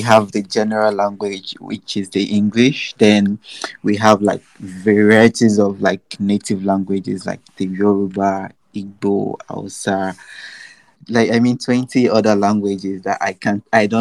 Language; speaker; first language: English; non-native, local second language; Yoruba